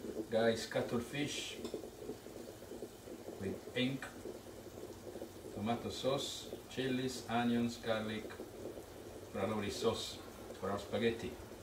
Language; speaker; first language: English; non-native, fluent; Italian